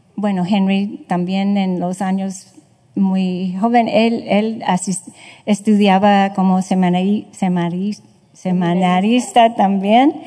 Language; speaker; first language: Spanish; non-native, fluent; English